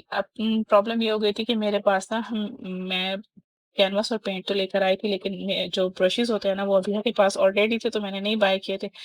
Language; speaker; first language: Urdu; native; Urdu